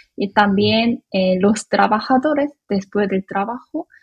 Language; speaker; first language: Spanish; non-native, learner; Korean